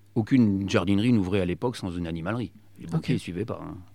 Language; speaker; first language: French; native; French